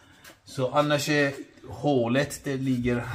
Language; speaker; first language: Swedish; non-native, fluent; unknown